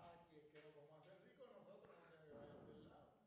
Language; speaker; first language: Spanish; native; Spanish